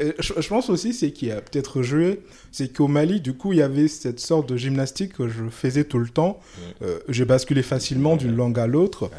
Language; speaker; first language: French; non-native, local second language; Soninke